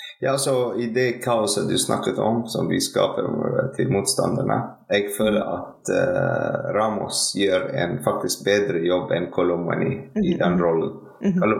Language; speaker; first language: Norwegian; non-native, fluent; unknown